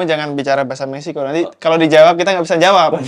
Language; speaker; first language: Indonesian; native; Indonesian